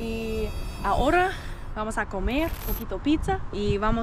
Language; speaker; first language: Spanish; non-native, learner; English